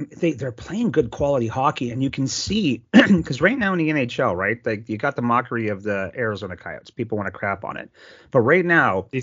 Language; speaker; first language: English; native; English